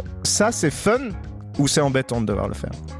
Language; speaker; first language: French; native; French